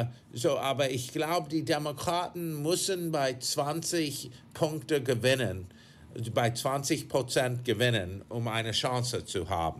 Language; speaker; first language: German; non-native, fluent; English